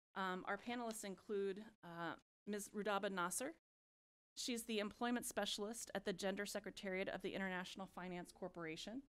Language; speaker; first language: English; native; English